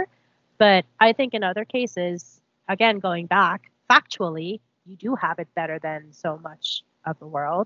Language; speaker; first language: English; early bilingual, other home language; Korean